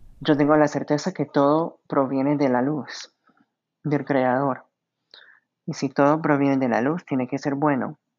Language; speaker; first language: Spanish; non-native, fluent; English